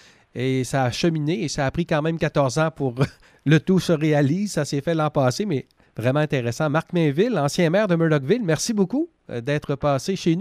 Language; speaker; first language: French; native; French